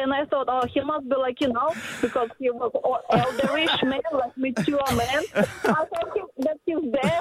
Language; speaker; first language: English; non-native, fluent; Ukrainian